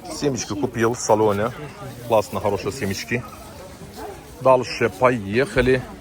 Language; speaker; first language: Russian; non-native, learner; Turkish